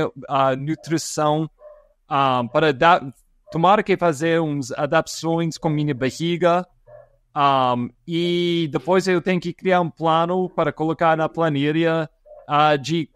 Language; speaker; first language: Portuguese; non-native, fluent; English